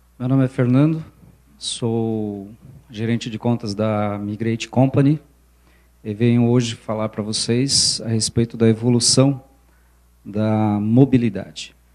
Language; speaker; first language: Portuguese; early bilingual, other home language; Spanish